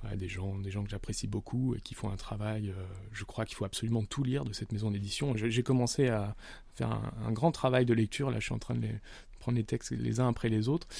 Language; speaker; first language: French; native; French